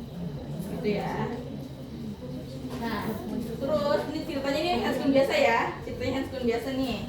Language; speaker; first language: Indonesian; native; Indonesian